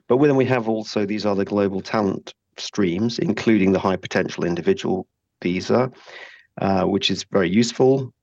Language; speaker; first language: English; native; English